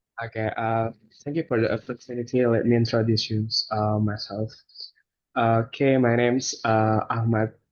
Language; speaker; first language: English; non-native, learner; Indonesian